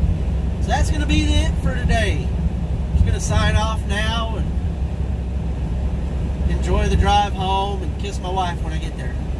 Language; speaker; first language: English; native; English